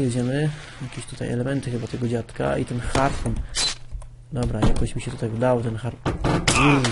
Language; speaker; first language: Polish; native; Polish